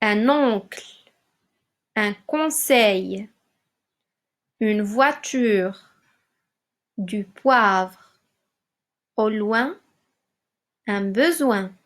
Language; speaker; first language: French; non-native, local second language; Arabic